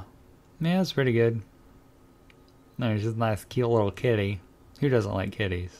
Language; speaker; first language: English; native; English